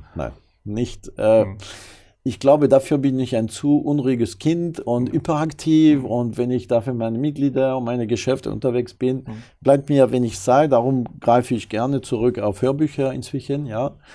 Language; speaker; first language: German; non-native, fluent; French